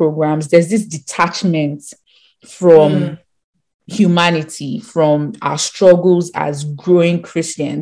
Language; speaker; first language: English; non-native, local second language; Yoruba